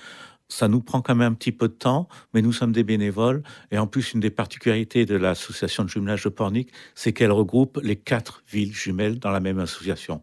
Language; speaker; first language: French; native; French